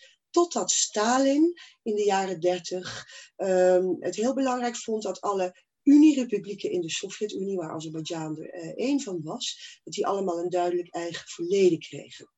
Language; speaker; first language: Dutch; native; Dutch